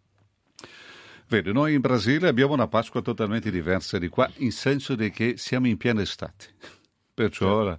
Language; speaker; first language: Italian; non-native, fluent; Portuguese